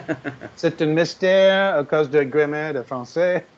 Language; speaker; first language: French; non-native, learner; English